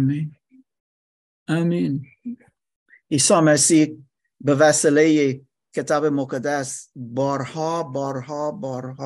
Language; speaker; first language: Persian; non-native, learner; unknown